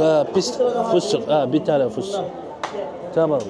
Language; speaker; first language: Turkish; non-native, learner; Arabic